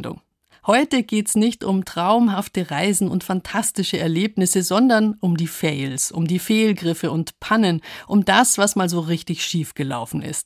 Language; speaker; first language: German; native; German